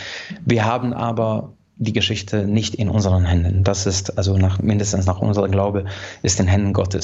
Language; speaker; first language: German; non-native, fluent; Hungarian